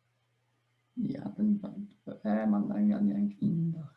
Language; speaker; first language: Indonesian; non-native, fluent; Polish